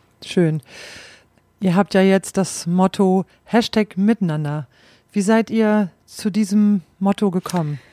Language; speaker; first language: German; native; German